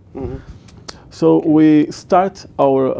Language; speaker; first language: English; non-native, learner; Portuguese